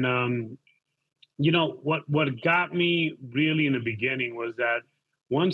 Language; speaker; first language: English; native; English